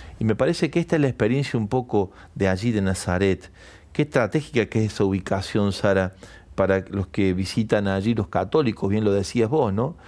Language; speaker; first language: Spanish; native; Spanish